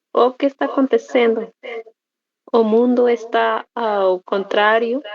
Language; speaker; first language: Portuguese; non-native, learner; Spanish